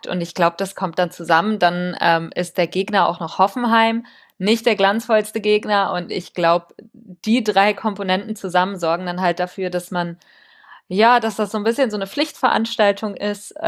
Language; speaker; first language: German; native; German